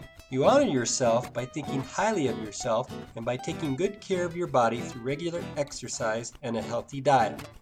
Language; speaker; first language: English; native; English